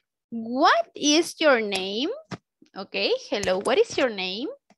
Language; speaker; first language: English; non-native, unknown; Spanish